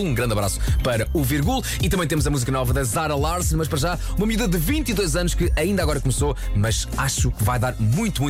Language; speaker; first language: Portuguese; native; Portuguese